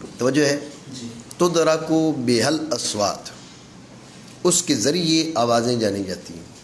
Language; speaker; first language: Urdu; non-native, local second language; Punjabi